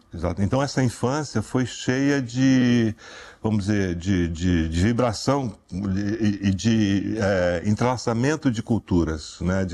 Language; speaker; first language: Portuguese; native; Portuguese